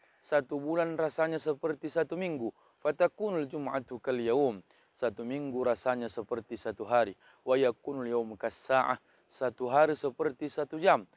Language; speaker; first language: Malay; native; Malay